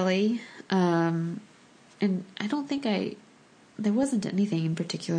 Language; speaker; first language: English; early bilingual, other home language; Korean